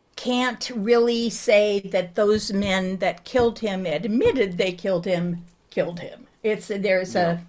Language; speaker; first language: English; native; English